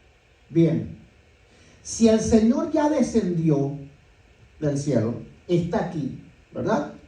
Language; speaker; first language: Spanish; native; Spanish